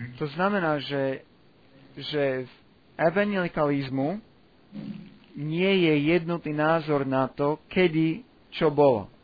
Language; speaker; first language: Slovak; non-native, fluent; English